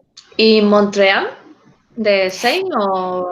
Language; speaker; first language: English; non-native, learner; Spanish